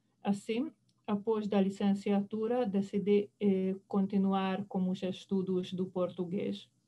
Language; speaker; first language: Portuguese; non-native, fluent; Hungarian